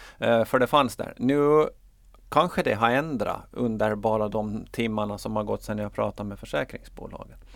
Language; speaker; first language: Swedish; native; Swedish